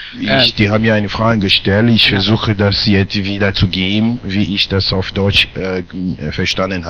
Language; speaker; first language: German; non-native, fluent; French